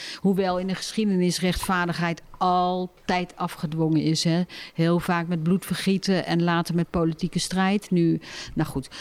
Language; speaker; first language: Dutch; early bilingual, other home language; Turkish